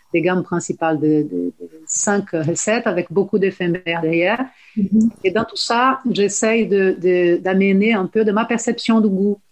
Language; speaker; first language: French; non-native, fluent; Portuguese